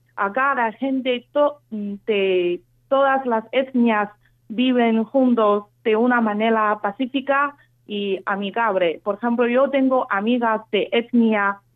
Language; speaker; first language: Spanish; non-native, fluent; Chinese